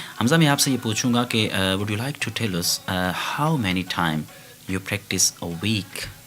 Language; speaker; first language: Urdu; native; Urdu